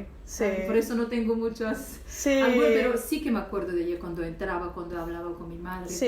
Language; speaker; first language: Spanish; non-native, local second language; Arabic